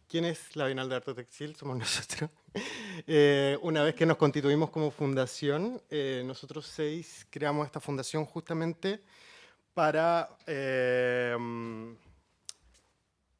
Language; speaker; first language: Spanish; native; Spanish